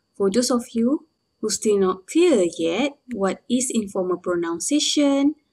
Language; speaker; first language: English; non-native, local second language; Malay